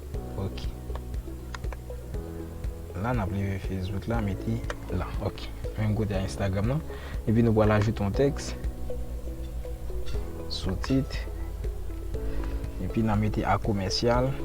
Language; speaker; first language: French; non-native, local second language; Haitian Creole